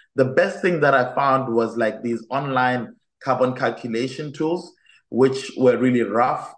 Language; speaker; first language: English; non-native, local second language; Tswana